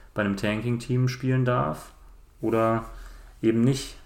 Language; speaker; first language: German; native; German